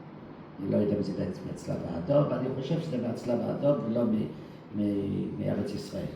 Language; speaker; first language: Hebrew; early bilingual, other home language; Dutch